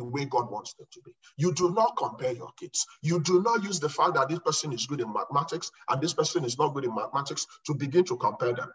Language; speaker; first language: English; non-native, local second language; Igbo